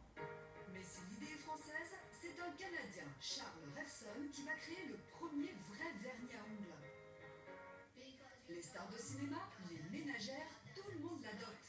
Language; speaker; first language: French; native; French